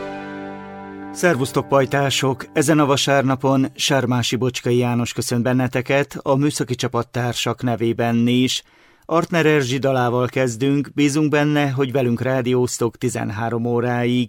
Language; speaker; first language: Hungarian; native; Hungarian